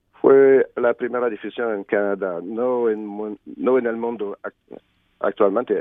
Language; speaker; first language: Spanish; non-native, learner; French